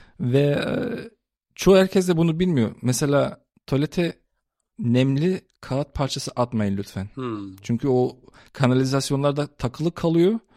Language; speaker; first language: Turkish; early bilingual, heritage; Turkish